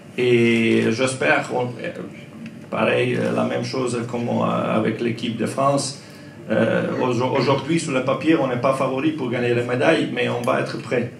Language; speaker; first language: French; non-native, learner; Croatian